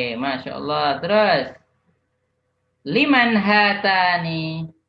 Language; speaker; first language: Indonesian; native; Indonesian